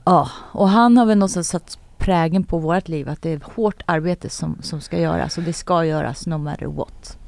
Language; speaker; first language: Swedish; native; Swedish